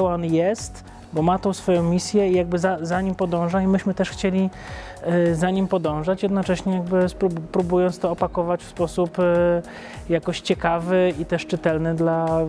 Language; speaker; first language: Polish; native; Polish